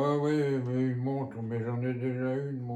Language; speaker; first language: French; native; French